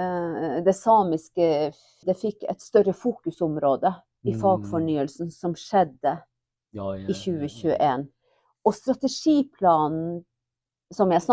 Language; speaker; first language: Norwegian; non-native, local second language; Northern Sami